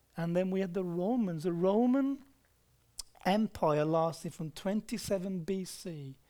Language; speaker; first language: English; native; English